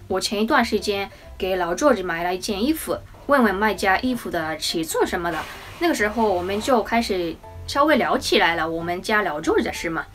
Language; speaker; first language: Chinese; non-native, fluent; Japanese